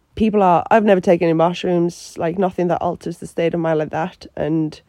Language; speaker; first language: English; non-native, fluent; Finnish